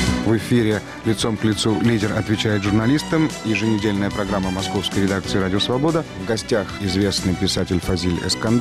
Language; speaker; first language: Russian; native; Russian